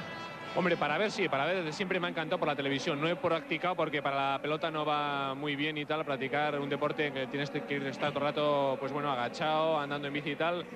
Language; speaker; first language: Spanish; native; Spanish